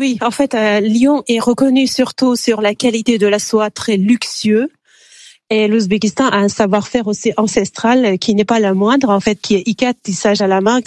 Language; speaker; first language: French; non-native, fluent; Uzbek